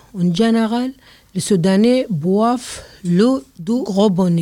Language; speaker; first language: French; non-native, learner; Arabic